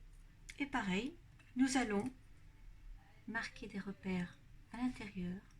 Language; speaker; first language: French; native; French